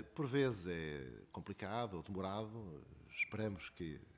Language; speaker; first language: Portuguese; native; Portuguese